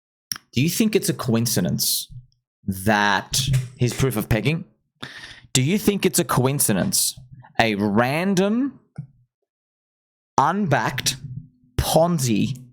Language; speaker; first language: English; native; English